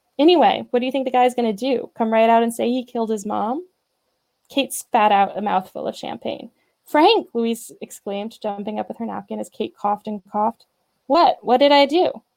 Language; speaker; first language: English; native; English